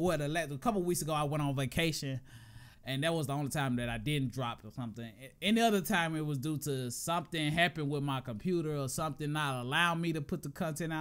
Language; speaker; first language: English; native; English